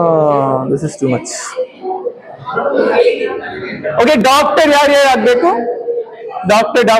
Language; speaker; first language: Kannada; non-native, learner; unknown